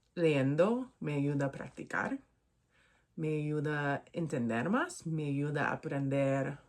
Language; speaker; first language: Spanish; non-native, learner; English